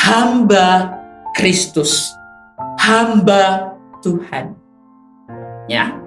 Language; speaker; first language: Indonesian; native; Indonesian